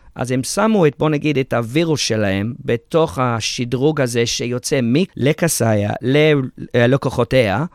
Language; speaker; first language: Hebrew; early bilingual, other home language; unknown